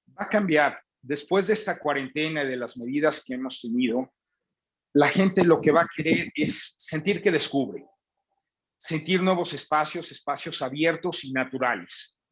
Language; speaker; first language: Spanish; native; Spanish